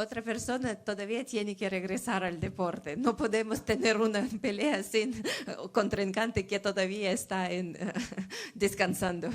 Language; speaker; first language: Spanish; non-native, learner; Russian